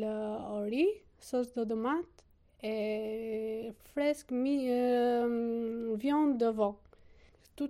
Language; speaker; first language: French; non-native, learner; Albanian